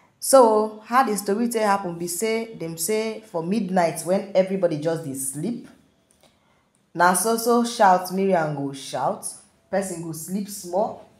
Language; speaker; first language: Nigerian Pidgin; native; Nigerian Pidgin